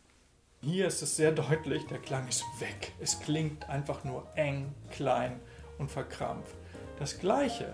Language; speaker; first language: German; native; German